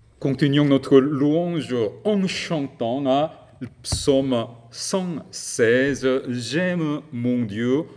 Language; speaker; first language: French; non-native, fluent; Korean